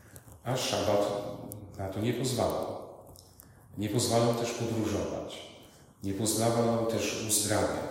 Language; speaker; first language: Polish; native; Polish